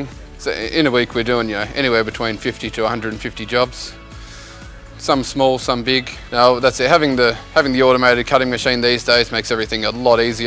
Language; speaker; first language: English; native; English